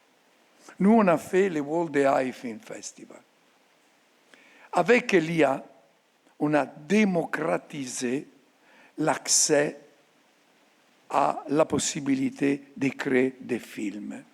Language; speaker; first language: French; non-native, fluent; Italian